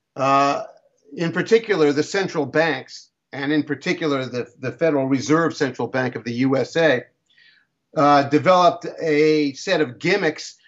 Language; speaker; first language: English; native; English